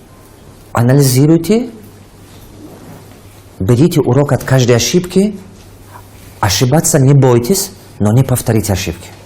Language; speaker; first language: Russian; non-native, local second language; Tajik